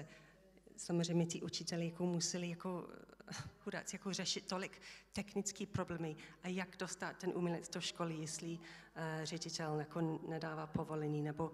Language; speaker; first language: Czech; non-native, learner; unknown